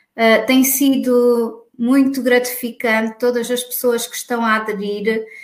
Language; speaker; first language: Portuguese; native; Portuguese